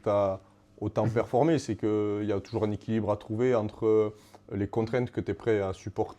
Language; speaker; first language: French; native; French